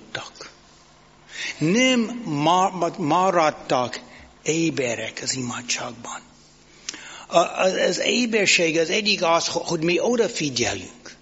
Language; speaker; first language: Hungarian; non-native, fluent; English